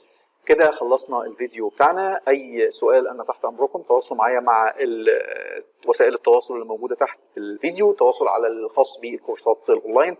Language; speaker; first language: Arabic; native; Arabic